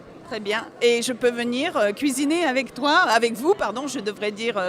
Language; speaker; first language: French; non-native, fluent; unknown